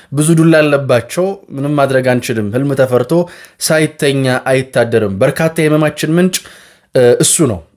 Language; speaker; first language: Amharic; native; Amharic